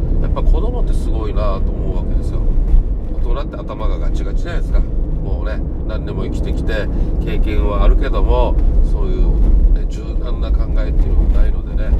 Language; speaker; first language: Japanese; native; Japanese